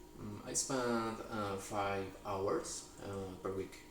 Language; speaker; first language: English; non-native, learner; Spanish